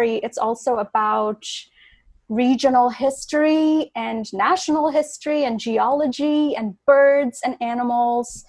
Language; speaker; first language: English; non-native, local second language; Bangla